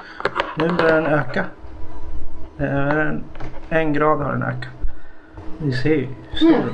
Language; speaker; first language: Swedish; native; Swedish